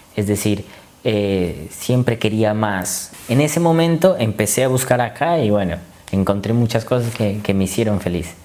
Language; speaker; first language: Spanish; native; Spanish